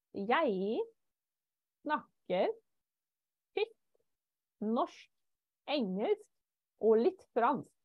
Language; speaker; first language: Norwegian; non-native, fluent; German